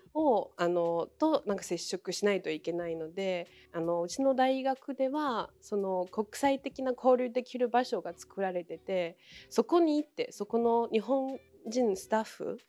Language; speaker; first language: Japanese; non-native, fluent; Chinese